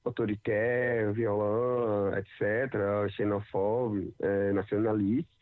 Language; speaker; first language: French; non-native, learner; Portuguese